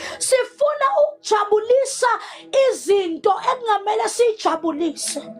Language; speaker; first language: Zulu; non-native, local second language; Southern Sotho